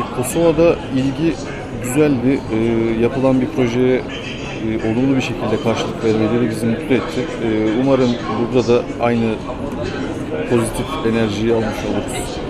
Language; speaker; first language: Turkish; native; Turkish